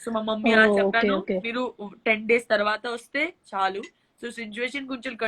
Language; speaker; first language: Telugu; non-native, local second language; Gujarati